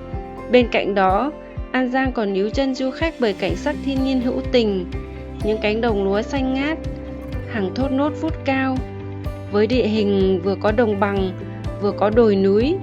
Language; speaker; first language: Vietnamese; native; Vietnamese